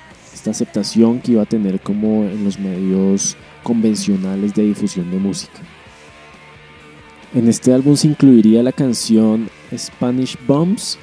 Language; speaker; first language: Spanish; native; Spanish